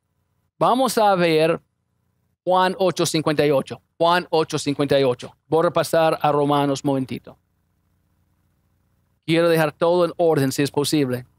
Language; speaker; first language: Spanish; non-native, fluent; English